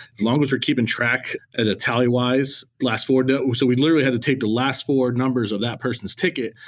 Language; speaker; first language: English; native; English